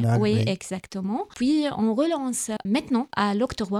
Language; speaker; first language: French; non-native, local second language; Arabic